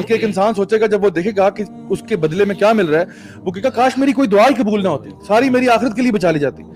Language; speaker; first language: Urdu; early bilingual, heritage; Urdu